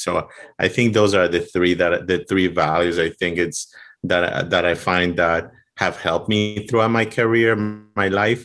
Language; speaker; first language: English; non-native, fluent; Spanish